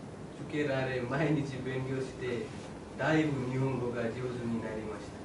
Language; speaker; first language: Japanese; non-native, fluent; Nepali